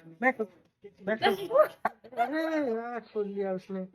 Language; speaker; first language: Hindi; non-native, local second language; Bangla